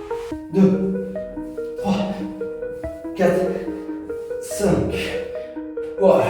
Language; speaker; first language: French; native; French